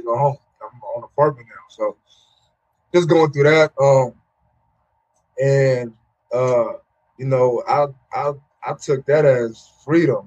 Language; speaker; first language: English; native; English